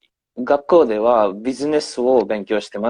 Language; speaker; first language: Japanese; non-native, learner; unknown